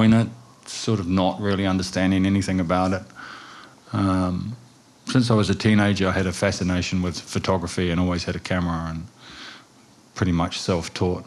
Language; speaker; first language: English; native; English